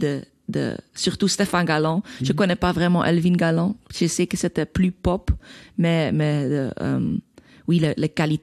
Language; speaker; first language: French; non-native, learner; Dutch